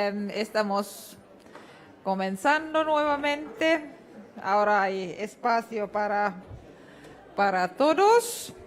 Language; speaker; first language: Spanish; non-native, fluent; Finnish